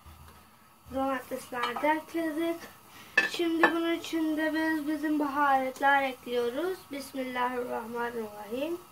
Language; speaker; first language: Turkish; non-native, learner; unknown